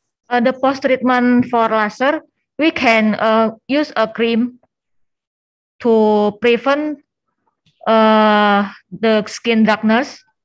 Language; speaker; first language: English; non-native, learner; Indonesian